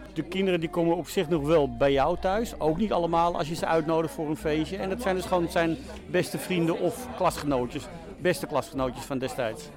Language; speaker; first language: Dutch; native; Dutch